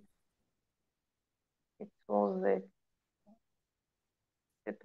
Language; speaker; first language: French; non-native, learner; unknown